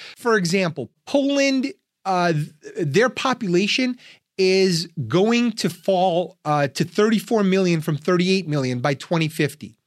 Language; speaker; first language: English; early bilingual, other home language; Russian